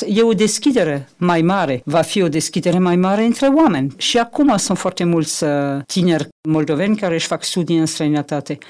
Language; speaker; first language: Romanian; non-native, fluent; French